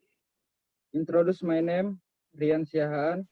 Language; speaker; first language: English; non-native, learner; Indonesian